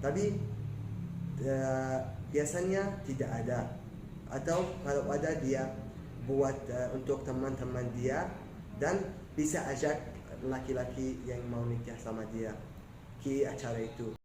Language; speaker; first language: Indonesian; non-native, learner; Arabic